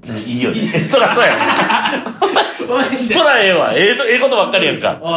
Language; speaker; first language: Japanese; native; Japanese